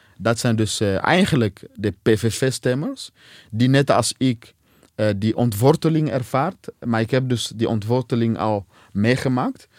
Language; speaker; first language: Dutch; non-native, fluent; Swahili